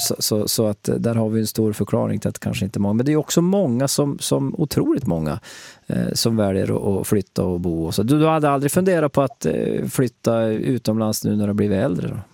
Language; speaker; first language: Swedish; native; Swedish